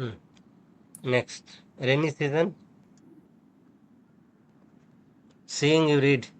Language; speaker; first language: English; non-native, learner; Urdu